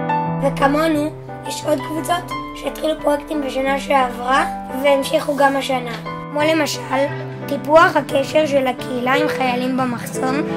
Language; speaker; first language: Hebrew; native; Hebrew